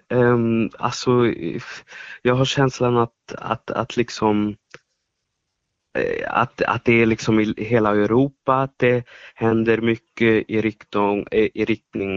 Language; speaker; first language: Swedish; non-native, fluent; German